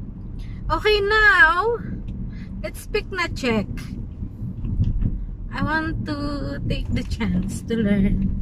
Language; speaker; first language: English; non-native, local second language; Filipino